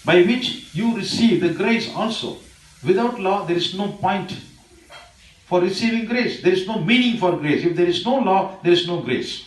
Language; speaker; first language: English; non-native, local second language; Tamil